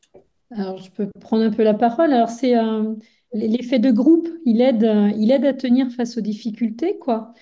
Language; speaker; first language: French; native; French